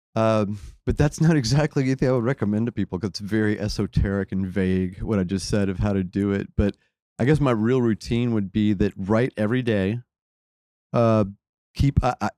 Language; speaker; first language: English; native; English